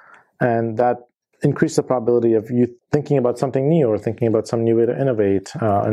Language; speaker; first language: English; native; English